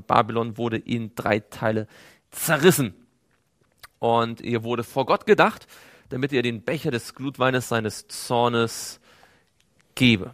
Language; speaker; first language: German; native; German